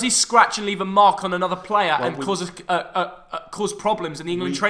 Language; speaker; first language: English; native; English